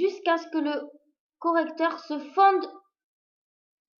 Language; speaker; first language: French; native; French